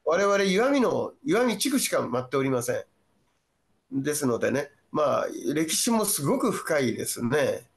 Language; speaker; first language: Japanese; native; Japanese